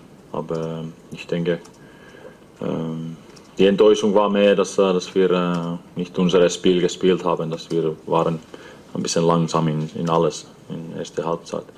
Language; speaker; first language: German; non-native, fluent; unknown